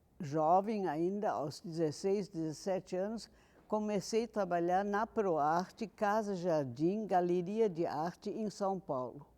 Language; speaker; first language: Portuguese; non-native, fluent; German